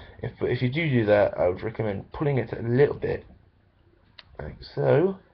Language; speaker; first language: English; native; English